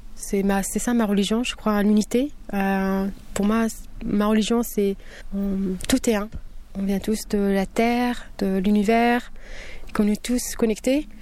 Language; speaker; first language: French; non-native, local second language; Kabyle